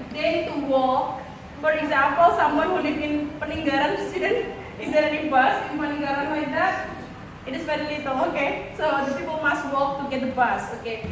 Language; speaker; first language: English; non-native, fluent; Indonesian